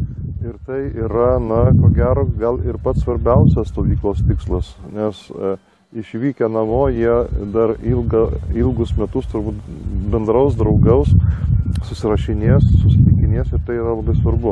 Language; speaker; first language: Lithuanian; native; Lithuanian